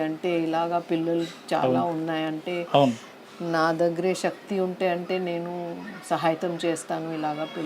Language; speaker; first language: Telugu; non-native, fluent; Hindi